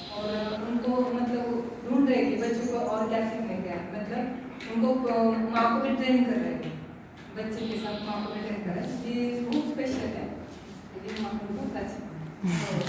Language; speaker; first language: Hindi; non-native, local second language; Marathi